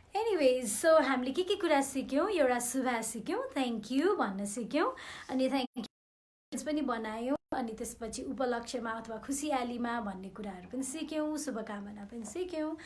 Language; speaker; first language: Nepali; non-native, local second language; Newari